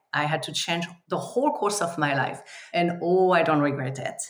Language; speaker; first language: English; non-native, fluent; French